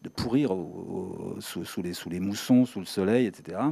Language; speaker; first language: French; non-native, fluent; Serbian